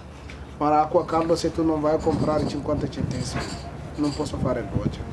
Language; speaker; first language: Italian; non-native, learner; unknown